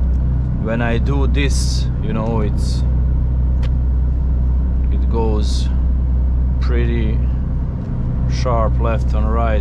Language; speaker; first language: English; non-native, learner; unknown